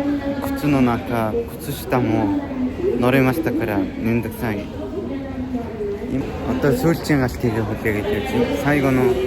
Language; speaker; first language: Japanese; non-native, learner; Mongolian